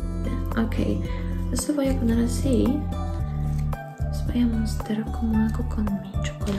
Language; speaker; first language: Spanish; non-native, learner; Polish